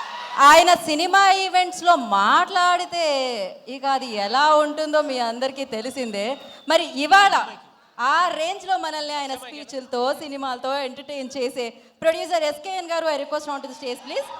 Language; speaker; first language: Telugu; native; Telugu